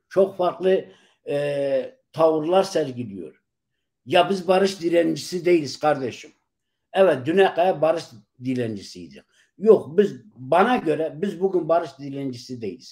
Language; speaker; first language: Turkish; non-native, local second language; Kurdish